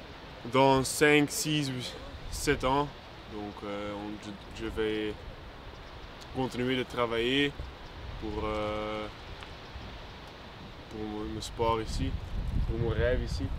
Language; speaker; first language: French; non-native, local second language; Dutch